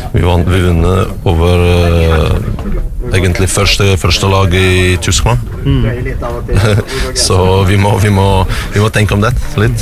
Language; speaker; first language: Norwegian; non-native, fluent; Russian